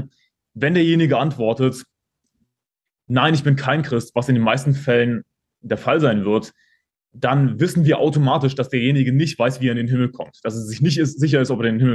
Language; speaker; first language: German; native; German